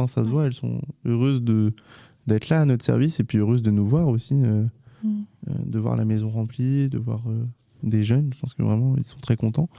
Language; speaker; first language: French; native; French